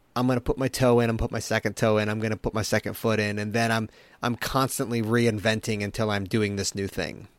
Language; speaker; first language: English; native; English